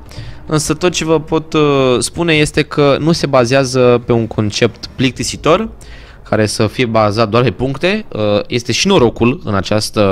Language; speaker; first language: Romanian; native; Romanian